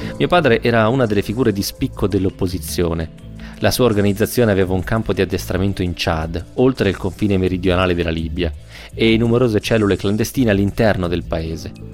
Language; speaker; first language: Italian; native; Italian